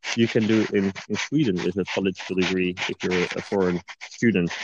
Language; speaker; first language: English; non-native, fluent; Dutch